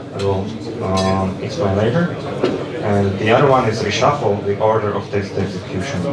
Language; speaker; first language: English; non-native, fluent; Slovak